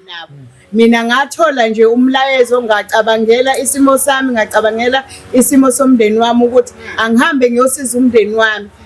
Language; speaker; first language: Zulu; native; Zulu